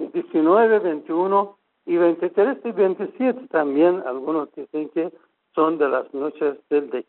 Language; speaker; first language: Spanish; non-native, fluent; Persian